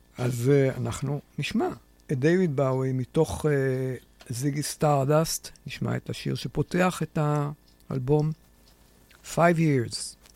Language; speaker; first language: Hebrew; native; Hebrew